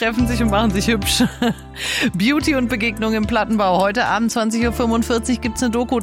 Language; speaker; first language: German; native; German